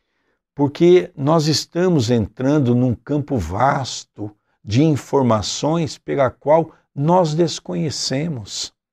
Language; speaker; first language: Portuguese; native; Portuguese